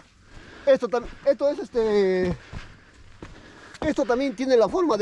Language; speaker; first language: Spanish; native; Spanish